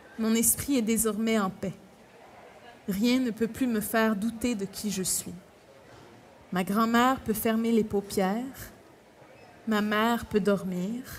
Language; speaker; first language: French; native; French